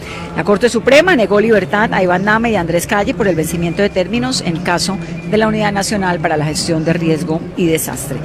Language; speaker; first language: Spanish; native; Spanish